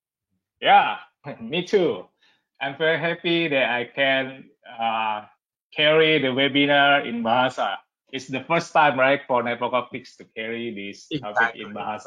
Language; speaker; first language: English; non-native, learner; Indonesian